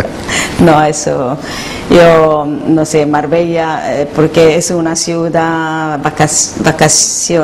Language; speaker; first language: Spanish; non-native, learner; Korean